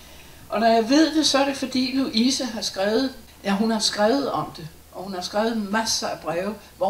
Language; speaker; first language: Danish; native; Danish